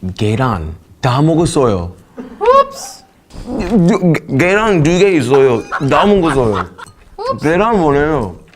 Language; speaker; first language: Korean; non-native, learner; English